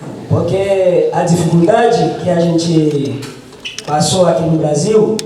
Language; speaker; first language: Portuguese; non-native, learner; Haitian Creole